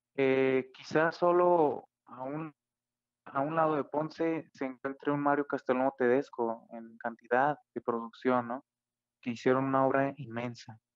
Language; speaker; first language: Spanish; native; Spanish